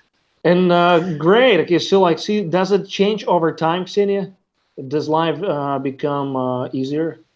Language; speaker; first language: English; non-native, fluent; Russian